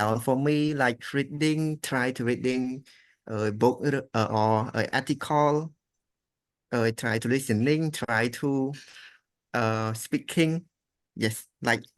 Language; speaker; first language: English; non-native, learner; Khmer